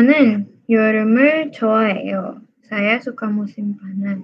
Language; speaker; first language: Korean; non-native, learner; Indonesian